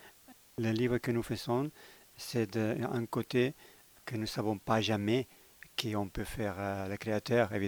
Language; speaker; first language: French; non-native, learner; Spanish